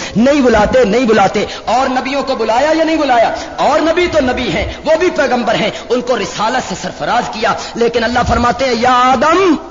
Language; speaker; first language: Urdu; non-native, local second language; Punjabi